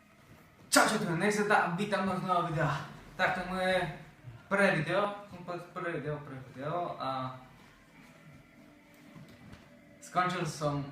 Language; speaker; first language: Slovak; early bilingual, heritage; Slovak